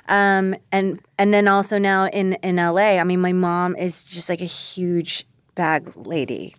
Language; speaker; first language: English; early bilingual, other home language; Korean